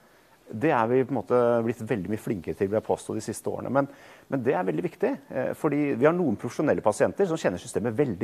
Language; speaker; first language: Norwegian; native; Norwegian